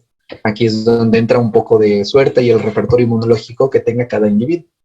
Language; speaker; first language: Spanish; native; Spanish